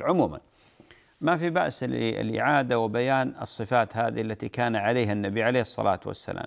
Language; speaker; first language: Arabic; native; Arabic